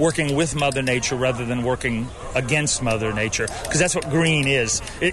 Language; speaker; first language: English; native; English